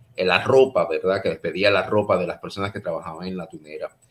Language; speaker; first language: Spanish; native; Spanish